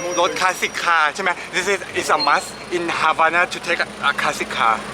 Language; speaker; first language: English; non-native, learner; Thai